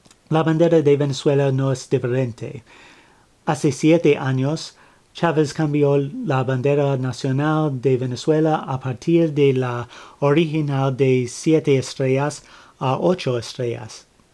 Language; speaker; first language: Spanish; non-native, learner; English